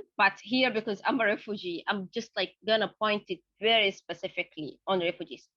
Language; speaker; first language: English; non-native, fluent; Arabic